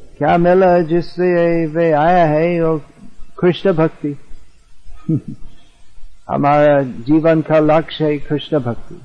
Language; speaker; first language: Hindi; non-native, fluent; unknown